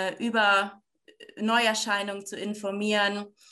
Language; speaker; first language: German; native; German